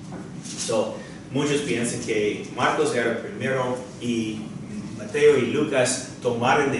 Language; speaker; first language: Spanish; non-native, fluent; English